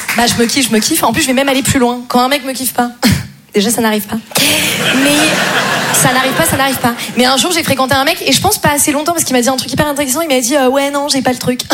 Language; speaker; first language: French; native; French